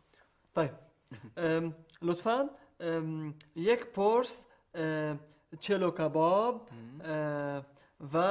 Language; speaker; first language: Persian; non-native, learner; Arabic